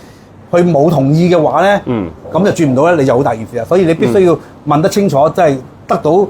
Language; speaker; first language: Cantonese; native; Cantonese